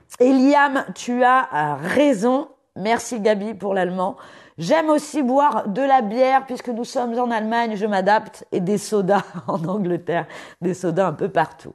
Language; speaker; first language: French; native; French